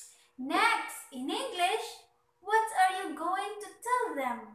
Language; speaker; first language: English; non-native, local second language; Cebuano